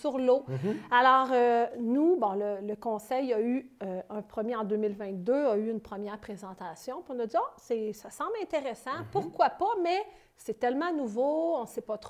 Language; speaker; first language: French; native; French